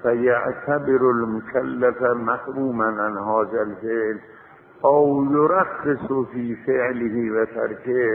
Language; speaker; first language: Arabic; non-native, fluent; Azerbaijani